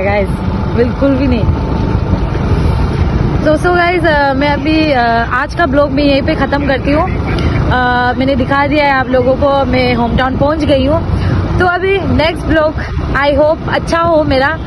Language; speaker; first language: Hindi; non-native, local second language; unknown